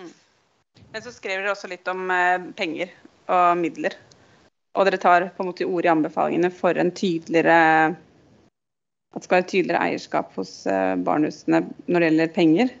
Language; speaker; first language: Norwegian; native; Norwegian